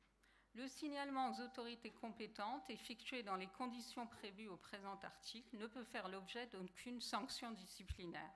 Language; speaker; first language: French; native; French